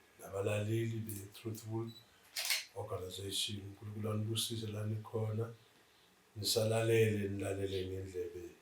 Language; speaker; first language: Zulu; native; Zulu